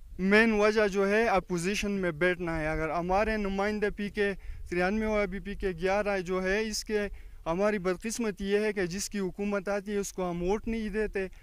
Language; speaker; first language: Urdu; non-native, local second language; Pashto